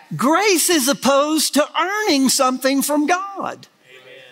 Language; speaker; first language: English; native; English